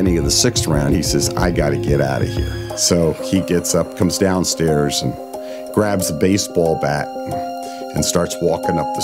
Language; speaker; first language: English; native; English